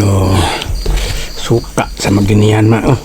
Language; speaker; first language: Indonesian; non-native, local second language; Sundanese